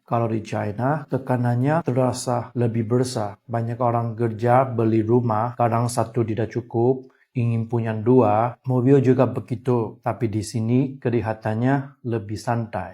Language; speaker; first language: Indonesian; non-native, fluent; Chinese